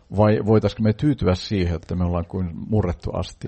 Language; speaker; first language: Finnish; native; Finnish